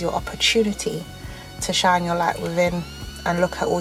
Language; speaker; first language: English; native; English